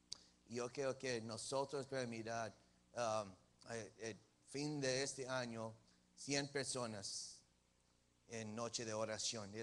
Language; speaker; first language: Spanish; early bilingual, heritage; English